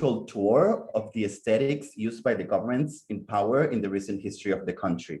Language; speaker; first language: English; non-native, fluent; Spanish